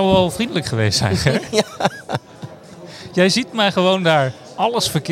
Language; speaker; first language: Dutch; native; Dutch